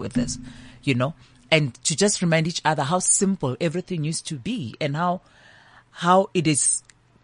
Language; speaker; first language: English; non-native, local second language; Northern Sotho